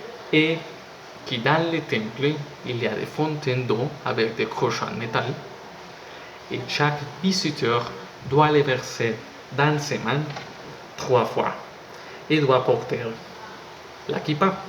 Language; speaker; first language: French; non-native, learner; Spanish